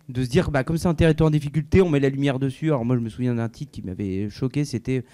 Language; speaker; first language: French; native; French